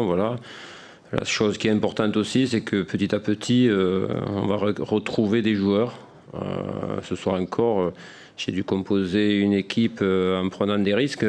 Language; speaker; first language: French; native; French